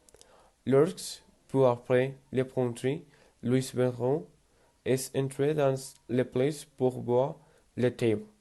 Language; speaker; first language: French; non-native, learner; Spanish